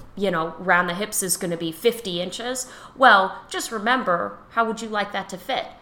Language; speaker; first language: English; native; English